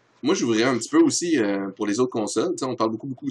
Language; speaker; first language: French; native; French